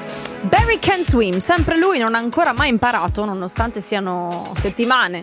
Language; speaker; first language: Italian; native; Italian